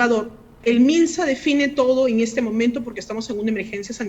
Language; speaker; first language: Spanish; native; Spanish